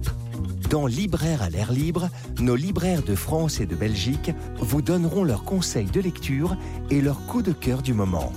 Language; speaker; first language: French; native; French